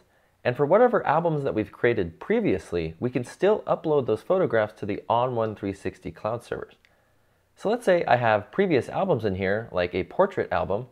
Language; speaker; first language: English; native; English